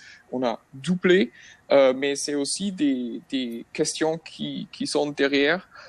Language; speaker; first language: French; non-native, fluent; German